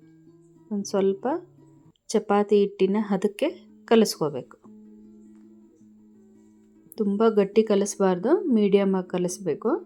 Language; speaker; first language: Kannada; native; Kannada